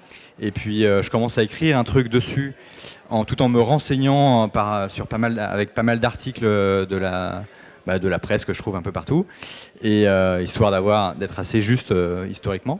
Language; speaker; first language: French; native; French